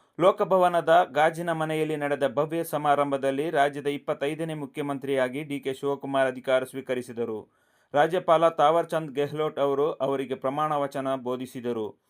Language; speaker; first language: Kannada; non-native, local second language; Kodava